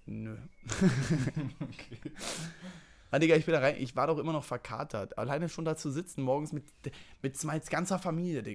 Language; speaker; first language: German; native; German